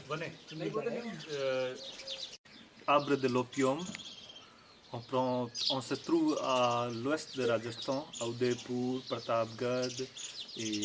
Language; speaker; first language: French; non-native, learner; Hindi